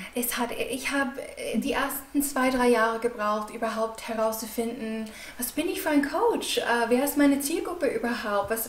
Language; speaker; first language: German; non-native, fluent; English